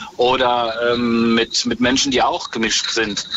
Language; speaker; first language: German; native; German